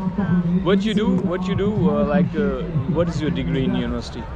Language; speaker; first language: English; non-native, learner; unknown